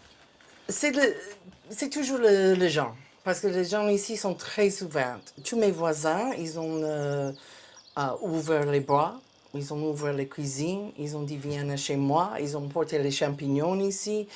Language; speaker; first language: French; non-native, fluent; English